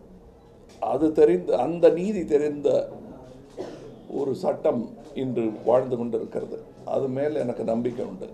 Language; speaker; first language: Tamil; native; Tamil